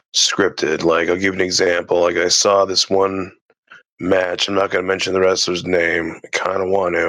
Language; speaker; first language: English; early bilingual, other home language; Italian